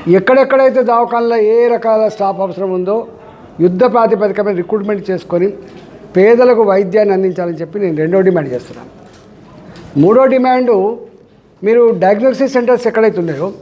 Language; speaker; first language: Telugu; native; Telugu